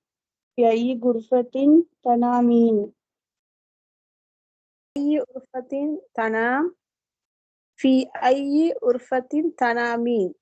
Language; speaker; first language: Arabic; non-native, learner; Tamil